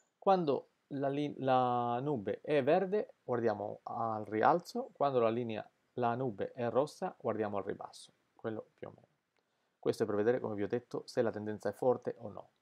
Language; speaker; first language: Italian; non-native, fluent; Spanish